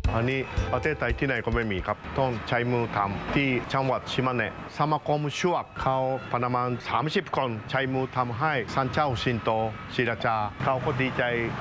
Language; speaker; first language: Thai; non-native, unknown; Japanese